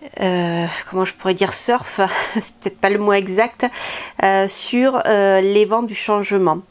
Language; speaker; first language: French; native; French